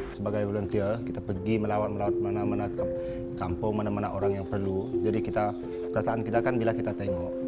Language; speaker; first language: Malay; non-native, local second language; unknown